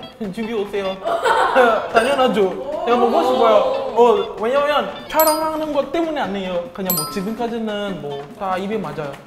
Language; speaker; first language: Korean; non-native, learner; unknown